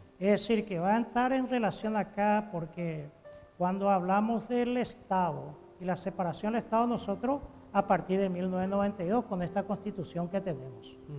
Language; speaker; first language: Spanish; non-native, local second language; Guarani